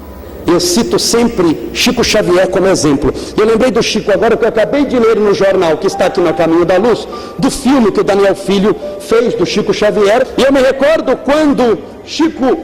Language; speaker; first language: Portuguese; native; Portuguese